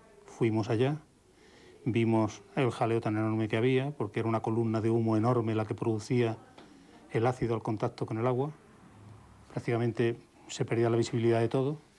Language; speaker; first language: Spanish; native; Spanish